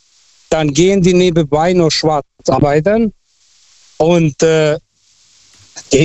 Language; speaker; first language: German; non-native, fluent; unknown